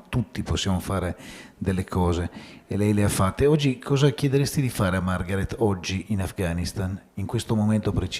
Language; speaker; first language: Italian; native; Italian